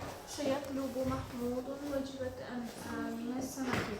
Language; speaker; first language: Arabic; non-native, learner; Uzbek